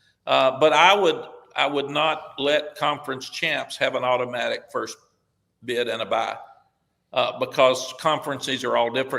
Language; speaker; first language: English; native; English